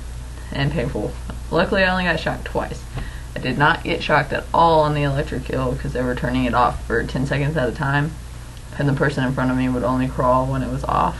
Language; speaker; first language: English; native; English